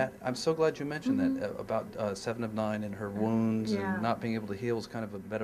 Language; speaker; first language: English; native; English